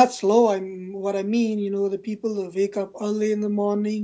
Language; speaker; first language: English; non-native, local second language; Punjabi